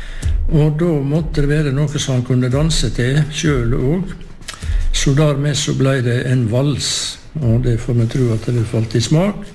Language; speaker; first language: Norwegian; native; Norwegian